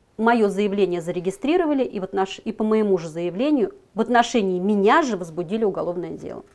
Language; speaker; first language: Russian; native; Russian